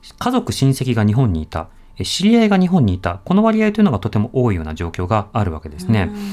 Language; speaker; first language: Japanese; native; Japanese